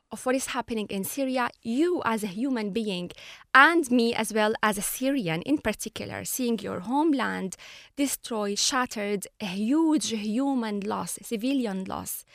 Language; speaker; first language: English; non-native, fluent; Arabic